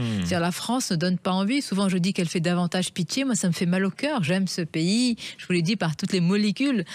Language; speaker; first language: French; non-native, local second language; Arabic